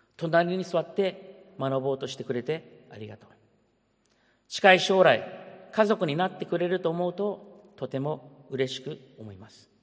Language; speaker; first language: Japanese; early bilingual, heritage; Japanese